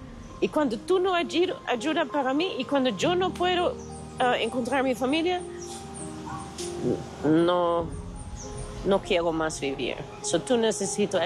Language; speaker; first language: Spanish; non-native, learner; Dutch